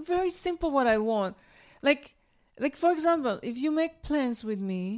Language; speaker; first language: English; non-native, fluent; Hebrew